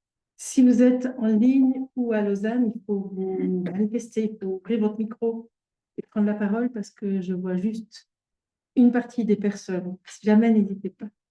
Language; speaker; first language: French; native; French